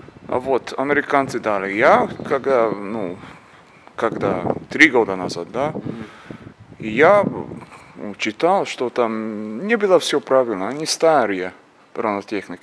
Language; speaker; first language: Russian; non-native, learner; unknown